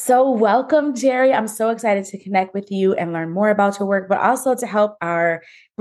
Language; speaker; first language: English; native; English